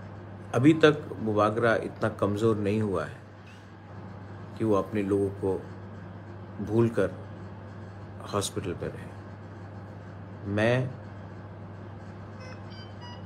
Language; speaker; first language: Hindi; non-native, local second language; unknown